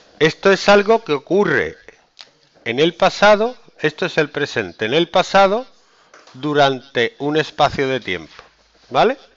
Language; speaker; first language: Spanish; native; Spanish